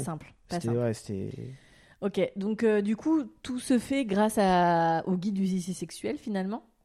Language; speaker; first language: French; native; French